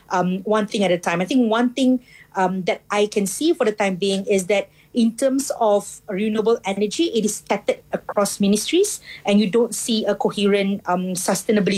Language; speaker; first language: English; non-native, local second language; Malay